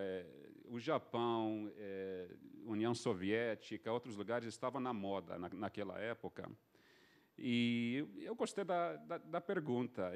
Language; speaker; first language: Portuguese; non-native, fluent; English